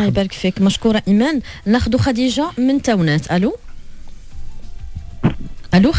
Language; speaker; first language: Arabic; native; Arabic